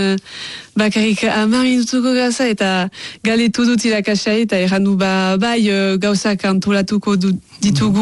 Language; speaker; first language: Basque; non-native, local second language; French